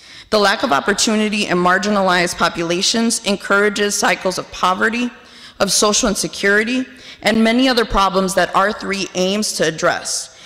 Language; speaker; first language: English; early bilingual, other home language; Spanish